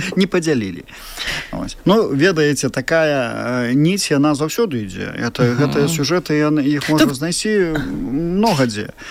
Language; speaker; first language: Belarusian; native; Belarusian